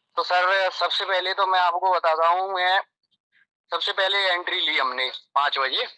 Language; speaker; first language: Hindi; native; Hindi